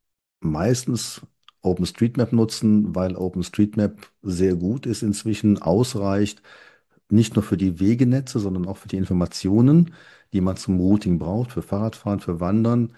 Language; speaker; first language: German; native; German